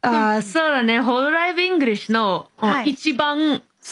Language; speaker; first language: Japanese; non-native, fluent; English